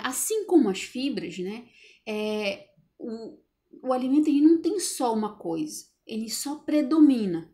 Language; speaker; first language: Portuguese; native; Portuguese